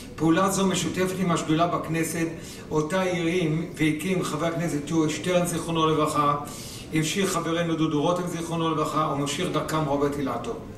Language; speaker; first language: Hebrew; native; Hebrew